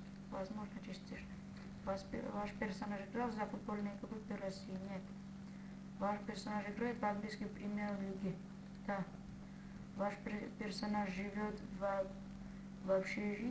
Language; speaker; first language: Russian; non-native, fluent; Armenian